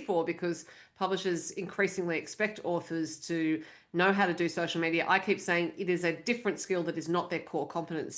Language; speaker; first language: English; native; English